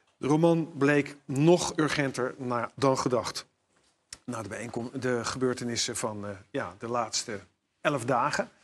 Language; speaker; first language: Dutch; native; Dutch